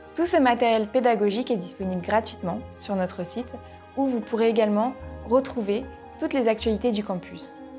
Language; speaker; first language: French; native; French